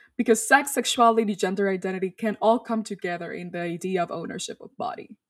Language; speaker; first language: English; non-native, fluent; Spanish